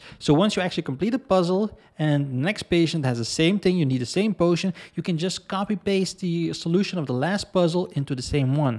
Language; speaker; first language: English; non-native, fluent; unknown